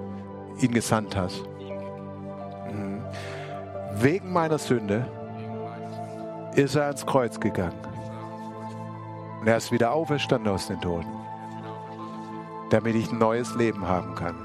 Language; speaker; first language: German; native; German